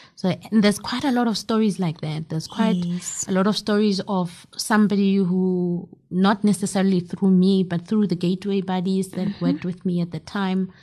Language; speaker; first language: English; non-native, local second language; Southern Sotho